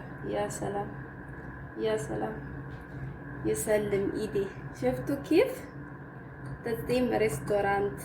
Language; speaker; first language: Arabic; non-native, learner; Amharic